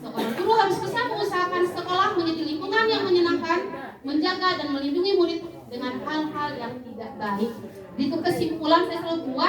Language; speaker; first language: Indonesian; non-native, local second language; Minangkabau